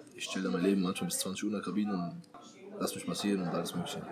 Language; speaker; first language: German; native; German